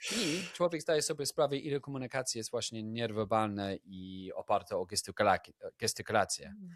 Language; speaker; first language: Polish; non-native, fluent; English